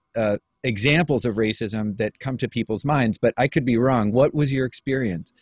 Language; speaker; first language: English; native; English